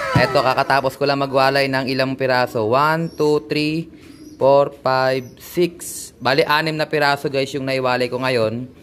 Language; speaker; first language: Filipino; native; Filipino